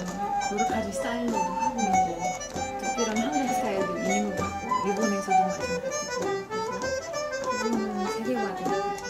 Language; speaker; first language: Korean; non-native, fluent; English